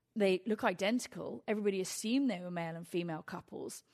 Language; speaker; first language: English; native; English